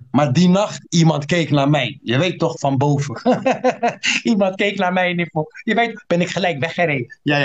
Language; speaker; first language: Dutch; early bilingual, other home language; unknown